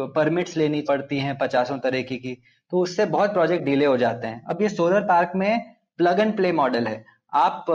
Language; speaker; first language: Hindi; non-native, local second language; Telugu